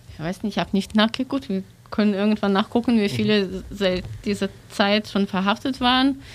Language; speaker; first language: German; non-native, learner; Russian